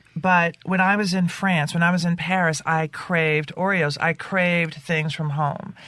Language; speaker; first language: English; native; English